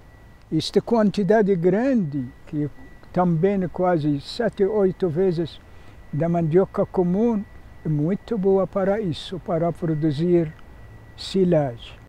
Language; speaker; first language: Portuguese; non-native, fluent; Arabic